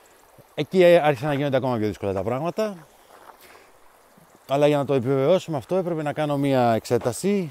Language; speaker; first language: Greek; native; Greek